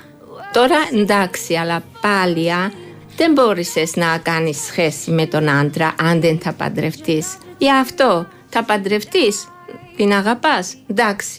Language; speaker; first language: Greek; non-native, fluent; Georgian